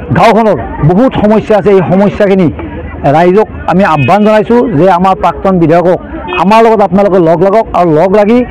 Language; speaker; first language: Assamese; native; Assamese